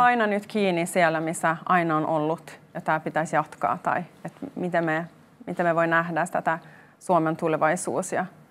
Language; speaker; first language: Finnish; non-native, local second language; Swedish